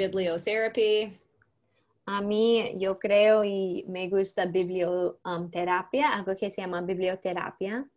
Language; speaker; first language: Spanish; non-native, learner; English